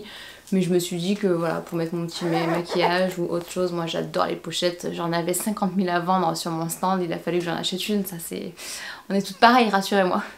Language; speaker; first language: French; native; French